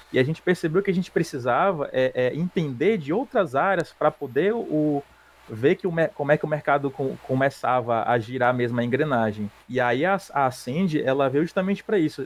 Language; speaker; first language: Portuguese; native; Portuguese